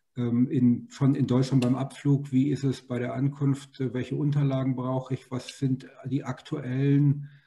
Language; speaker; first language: German; native; German